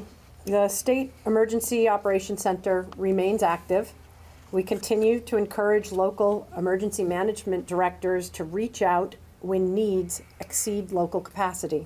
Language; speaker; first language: English; native; English